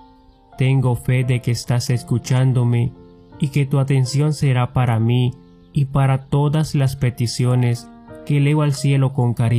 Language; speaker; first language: Spanish; native; Spanish